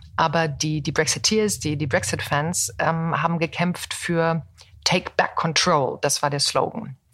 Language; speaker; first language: German; native; German